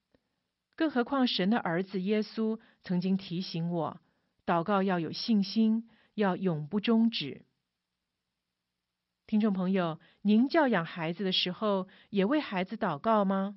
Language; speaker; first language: Chinese; native; Chinese